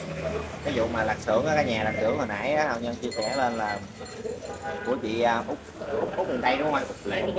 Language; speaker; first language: Vietnamese; native; Vietnamese